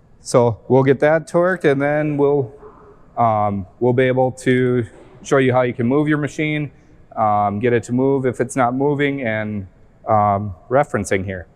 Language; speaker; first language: English; native; English